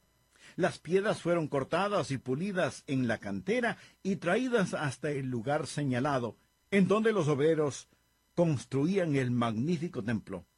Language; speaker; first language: Spanish; native; Spanish